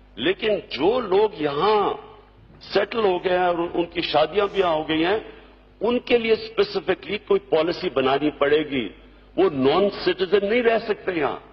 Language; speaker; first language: Urdu; native; Urdu